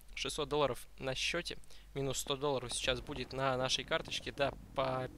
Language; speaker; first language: Russian; native; Russian